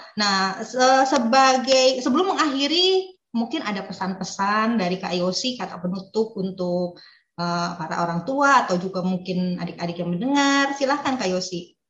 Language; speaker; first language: Indonesian; native; Indonesian